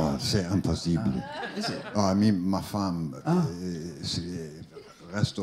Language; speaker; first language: French; non-native, learner; English